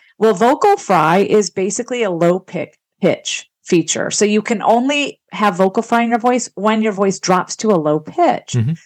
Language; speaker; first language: English; native; English